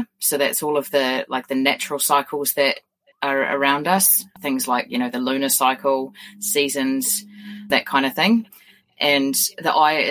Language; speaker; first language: English; native; English